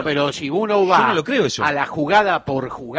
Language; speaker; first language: Spanish; native; Spanish